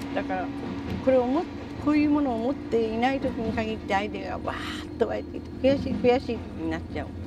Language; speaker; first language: Japanese; early bilingual, other home language; English